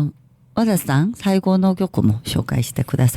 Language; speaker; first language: Japanese; non-native, learner; Korean